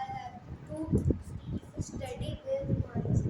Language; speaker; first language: English; non-native, learner; Hindi